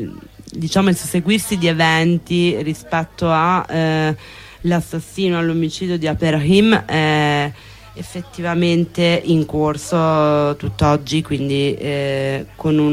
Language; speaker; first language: Italian; native; Italian